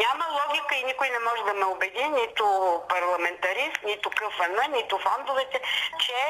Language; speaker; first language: Bulgarian; native; Bulgarian